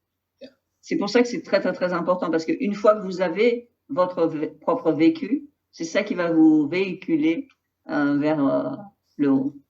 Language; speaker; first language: French; non-native, fluent; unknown